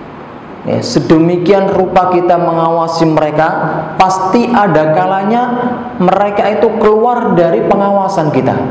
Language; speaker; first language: Indonesian; native; Indonesian